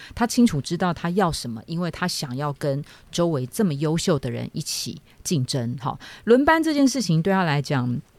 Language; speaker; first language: Chinese; native; Chinese